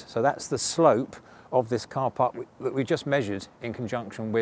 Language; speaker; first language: English; native; English